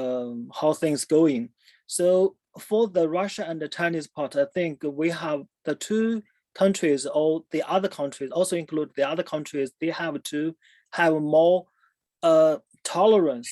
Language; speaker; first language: English; non-native, fluent; Chinese